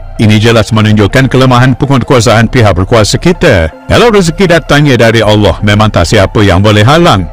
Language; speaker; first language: Malay; native; Malay